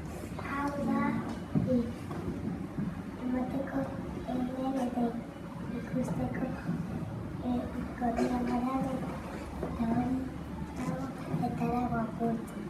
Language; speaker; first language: Basque; non-native, local second language; Spanish